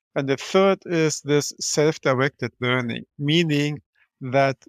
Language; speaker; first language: English; non-native, fluent; German